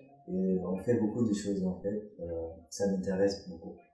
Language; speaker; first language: French; non-native, learner; Arabic